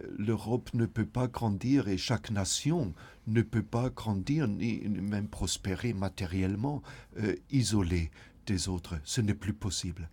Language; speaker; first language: French; non-native, fluent; German